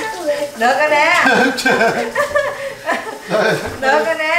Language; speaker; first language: Vietnamese; native; Vietnamese